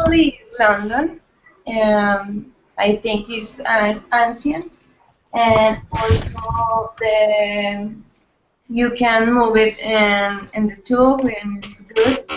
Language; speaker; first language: English; non-native, learner; Spanish